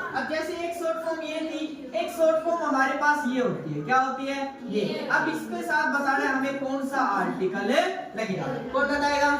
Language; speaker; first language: Hindi; native; Hindi